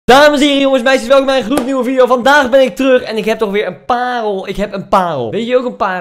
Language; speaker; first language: Dutch; native; Dutch